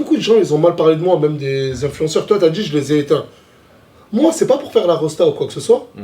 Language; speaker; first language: French; native; French